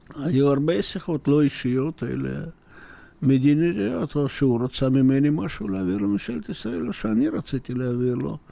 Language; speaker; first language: Hebrew; non-native, fluent; Russian